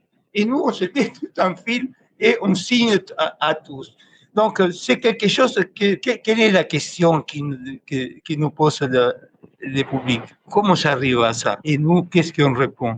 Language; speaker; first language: French; non-native, fluent; Spanish